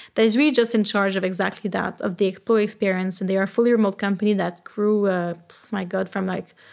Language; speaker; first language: English; non-native, fluent; French